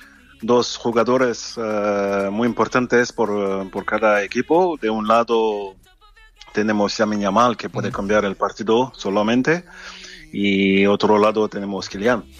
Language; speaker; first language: Spanish; non-native, fluent; French